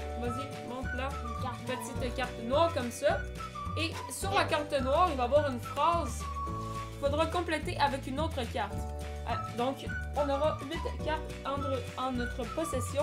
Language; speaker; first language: French; native; French